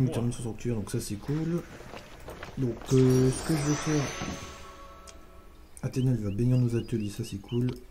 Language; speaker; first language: French; native; French